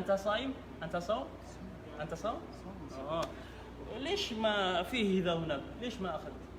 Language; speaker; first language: Arabic; non-native, learner; Maranao